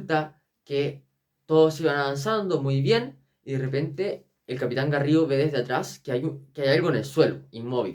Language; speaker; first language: Spanish; native; Spanish